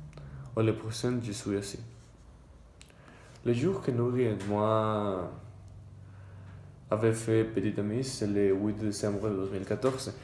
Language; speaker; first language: French; non-native, learner; Spanish